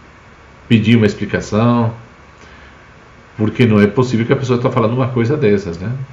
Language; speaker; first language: Portuguese; non-native, fluent; Spanish